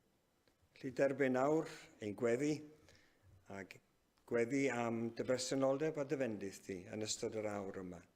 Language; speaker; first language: Welsh; native; Welsh